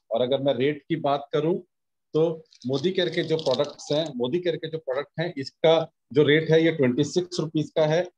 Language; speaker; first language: Hindi; native; Hindi